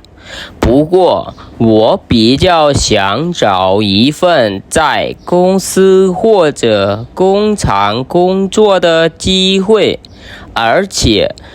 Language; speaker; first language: Chinese; non-native, fluent; Khmer